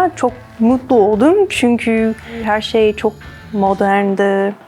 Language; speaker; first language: Turkish; non-native, learner; English